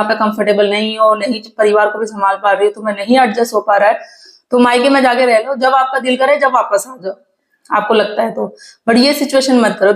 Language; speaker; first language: Hindi; native; Hindi